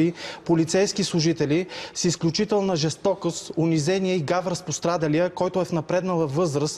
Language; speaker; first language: Bulgarian; native; Bulgarian